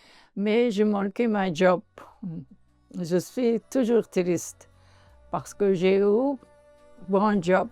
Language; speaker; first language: French; non-native, learner; Persian